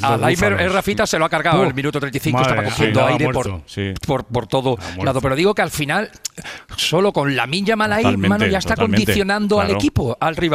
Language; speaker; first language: Spanish; native; Spanish